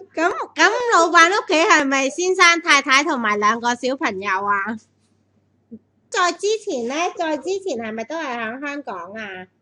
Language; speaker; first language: Chinese; native; Chinese